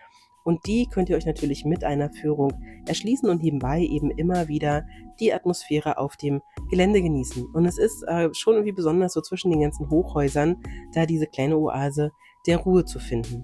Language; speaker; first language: German; native; German